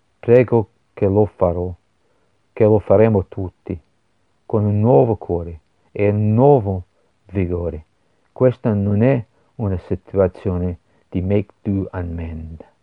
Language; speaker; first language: Italian; non-native, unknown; English